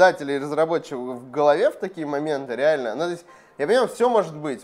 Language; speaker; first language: Russian; native; Russian